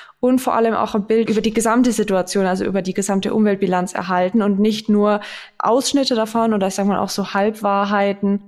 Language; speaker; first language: German; native; German